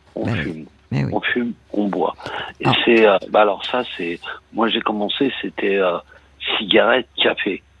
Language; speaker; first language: French; native; French